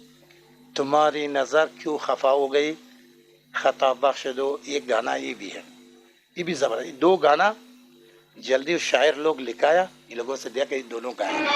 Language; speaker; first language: Hindi; non-native, learner; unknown